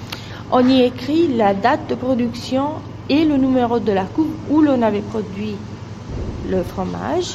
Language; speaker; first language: French; non-native, fluent; Italian